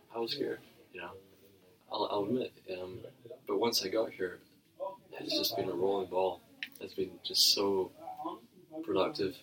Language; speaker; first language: English; native; English